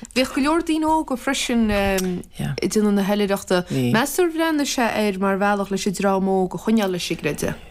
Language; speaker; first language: Irish; native; Irish